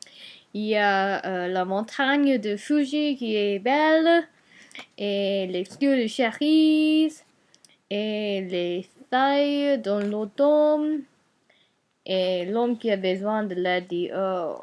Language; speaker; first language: French; non-native, learner; Japanese